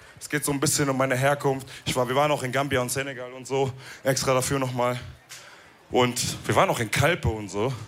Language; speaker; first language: German; early bilingual, other home language; Wolof